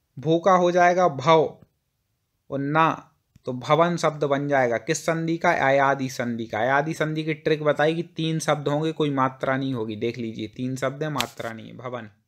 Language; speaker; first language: Hindi; native; Hindi